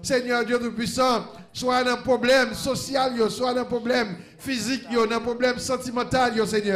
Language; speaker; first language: French; non-native, local second language; Haitian Creole